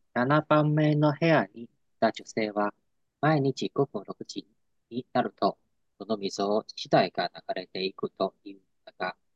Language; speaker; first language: Japanese; non-native, learner; Chinese